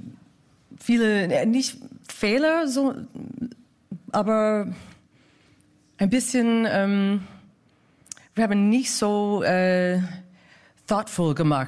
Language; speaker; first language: German; non-native, fluent; English